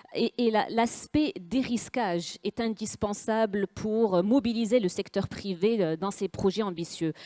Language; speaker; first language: French; non-native, local second language; Arabic